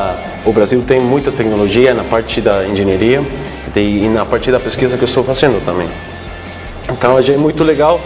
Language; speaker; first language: Portuguese; non-native, fluent; Spanish